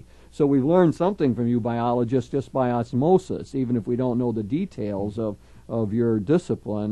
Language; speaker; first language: English; native; English